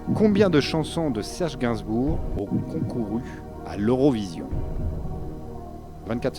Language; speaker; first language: French; native; French